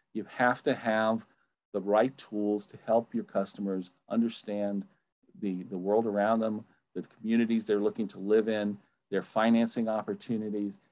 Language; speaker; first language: English; native; English